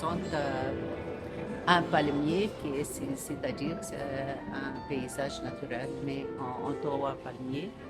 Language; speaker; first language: French; non-native, local second language; Arabic